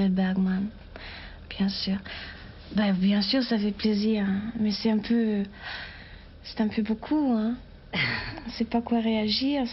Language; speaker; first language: French; non-native, fluent; German